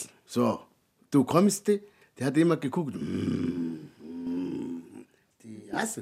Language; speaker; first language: German; non-native, learner; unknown